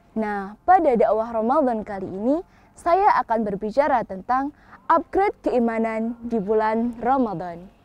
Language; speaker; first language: Indonesian; native; Indonesian